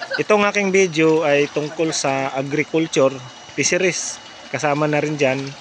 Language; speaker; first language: Filipino; non-native, local second language; Cebuano